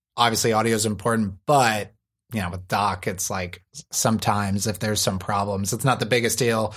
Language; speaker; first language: English; native; English